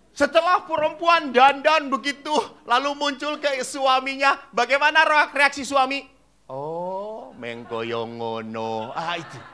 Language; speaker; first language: Indonesian; native; Indonesian